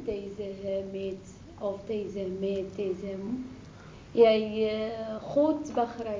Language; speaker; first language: Dutch; non-native, learner; Arabic